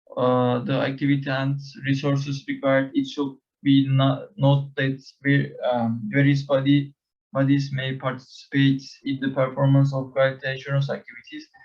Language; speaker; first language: English; non-native, learner; Turkish